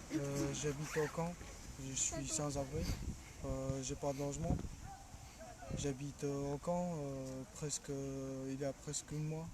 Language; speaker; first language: French; non-native, learner; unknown